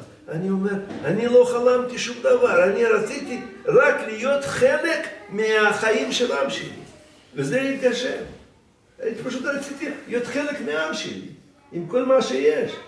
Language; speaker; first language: Hebrew; non-native, fluent; Russian